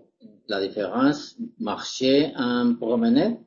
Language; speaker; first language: French; non-native, learner; Spanish